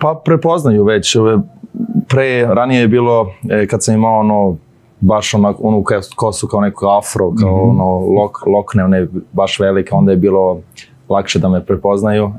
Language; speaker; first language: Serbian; early bilingual, heritage; Serbian